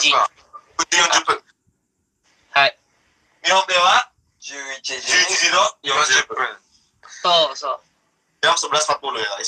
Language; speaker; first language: Japanese; non-native, learner; Indonesian